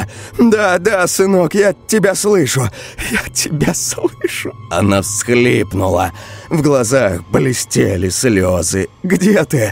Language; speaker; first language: Russian; native; Russian